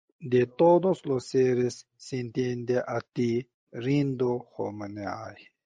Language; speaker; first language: Spanish; non-native, learner; Tibetan